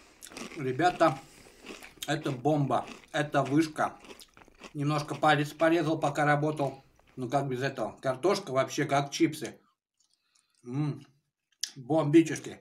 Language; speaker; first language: Russian; native; Russian